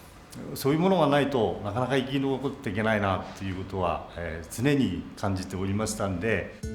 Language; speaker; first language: Japanese; native; Japanese